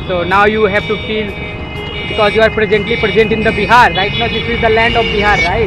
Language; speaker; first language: English; non-native, local second language; Hindi